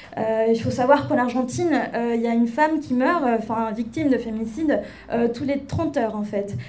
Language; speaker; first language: French; non-native, fluent; Spanish